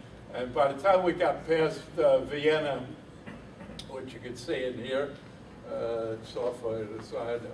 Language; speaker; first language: English; native; English